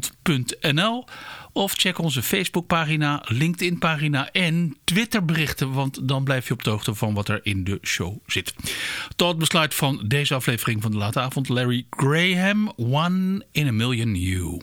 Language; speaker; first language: Dutch; native; Dutch